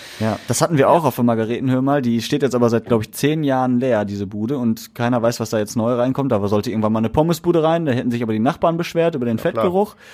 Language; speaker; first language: German; native; German